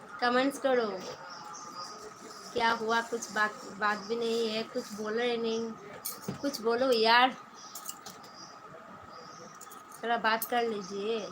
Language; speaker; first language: Hindi; non-native, local second language; Bangla